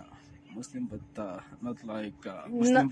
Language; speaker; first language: English; non-native, learner; Arabic